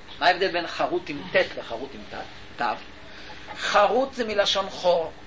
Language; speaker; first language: Hebrew; native; Hebrew